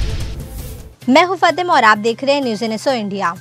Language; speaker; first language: Hindi; native; Hindi